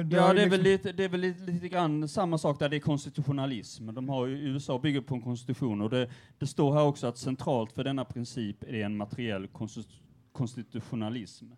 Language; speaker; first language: Swedish; native; Swedish